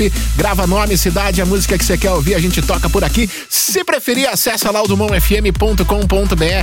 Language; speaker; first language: Portuguese; native; Portuguese